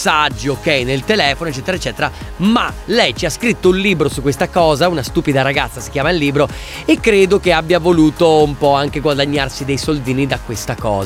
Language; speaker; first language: Italian; native; Italian